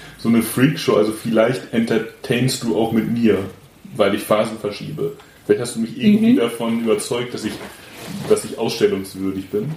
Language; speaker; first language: German; native; German